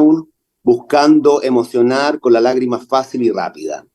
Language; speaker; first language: Spanish; native; Spanish